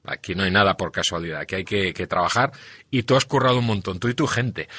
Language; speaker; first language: Spanish; non-native, local second language; Catalan